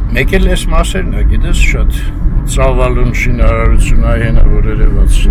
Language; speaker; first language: Armenian; native; Armenian